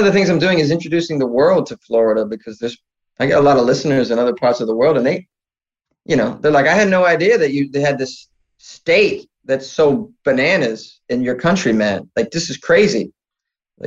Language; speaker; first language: English; native; English